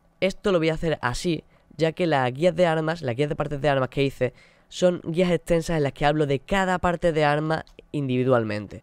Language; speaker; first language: Spanish; native; Spanish